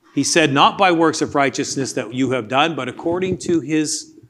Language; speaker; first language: English; native; English